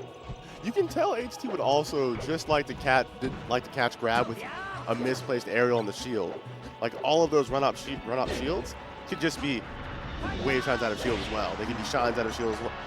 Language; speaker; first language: English; native; English